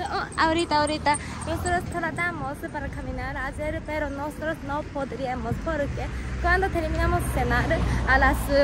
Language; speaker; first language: Spanish; non-native, fluent; Japanese